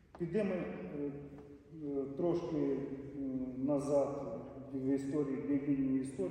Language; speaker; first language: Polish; non-native, learner; Ukrainian